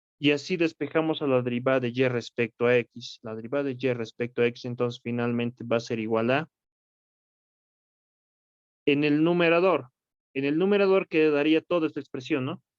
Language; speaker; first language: Spanish; native; Spanish